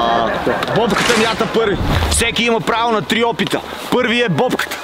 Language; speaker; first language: Bulgarian; native; Bulgarian